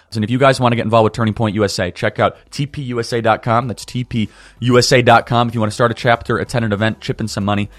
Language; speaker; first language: English; native; English